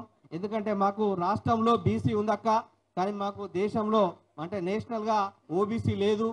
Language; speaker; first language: Telugu; native; Telugu